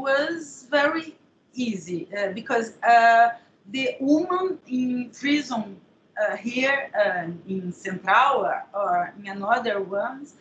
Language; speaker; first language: English; non-native, learner; Portuguese